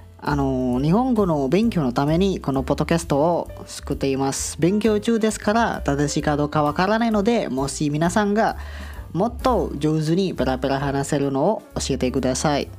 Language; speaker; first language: Japanese; non-native, learner; Indonesian